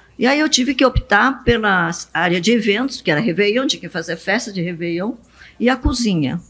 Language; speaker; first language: Portuguese; early bilingual, other home language; Japanese